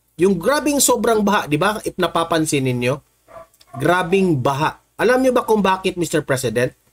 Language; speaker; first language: Filipino; non-native, local second language; Cebuano